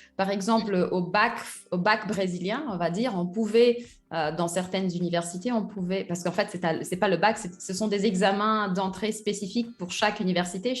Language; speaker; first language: French; early bilingual, other home language; Portuguese